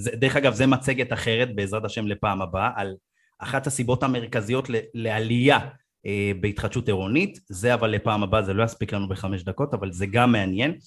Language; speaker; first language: Hebrew; early bilingual, other home language; Amharic